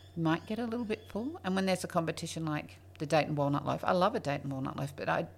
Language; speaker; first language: English; native; English